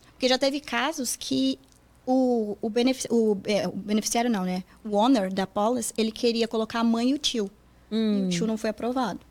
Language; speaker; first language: Portuguese; native; Portuguese